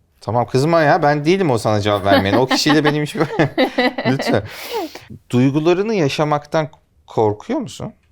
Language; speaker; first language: Turkish; native; Turkish